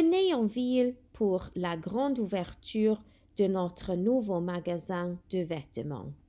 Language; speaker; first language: French; non-native, fluent; Welsh